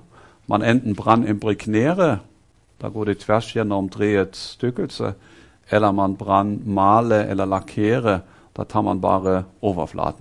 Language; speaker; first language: Norwegian; non-native, fluent; German